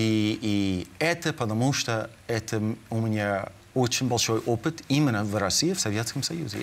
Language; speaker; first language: Russian; non-native, fluent; English